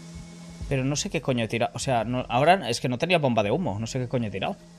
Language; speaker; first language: Spanish; native; Spanish